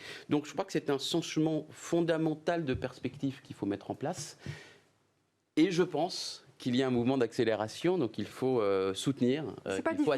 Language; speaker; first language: French; native; French